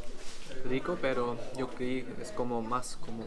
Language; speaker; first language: Spanish; non-native, learner; German